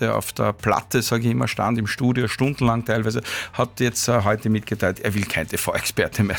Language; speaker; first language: German; native; German